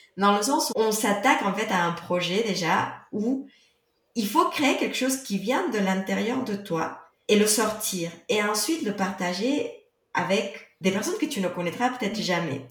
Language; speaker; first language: French; non-native, fluent; Spanish